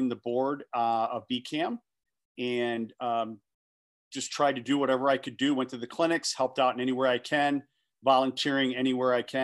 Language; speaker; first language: English; native; English